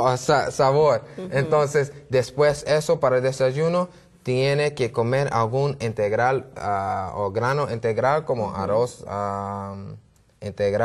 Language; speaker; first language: Spanish; non-native, learner; English